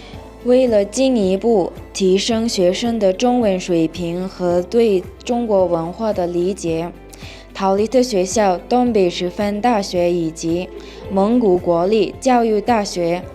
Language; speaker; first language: Chinese; non-native, learner; Mongolian